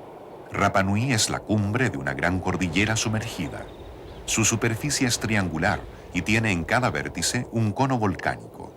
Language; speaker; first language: Spanish; native; Spanish